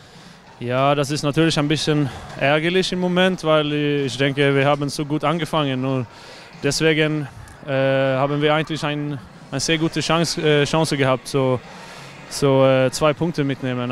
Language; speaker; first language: German; non-native, fluent; Swedish